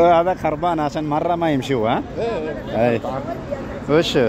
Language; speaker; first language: Arabic; non-native, learner; Bangla